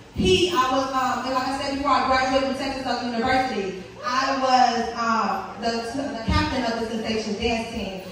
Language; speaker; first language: English; native; English